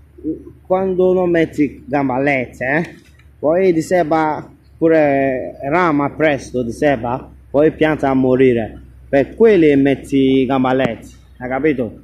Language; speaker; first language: Italian; non-native, learner; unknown